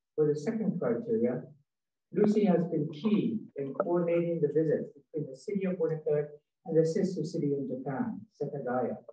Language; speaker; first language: English; native; English